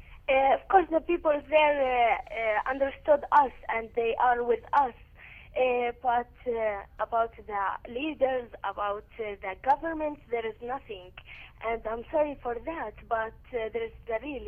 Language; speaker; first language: English; non-native, learner; Arabic